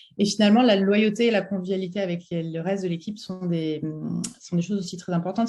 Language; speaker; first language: French; native; French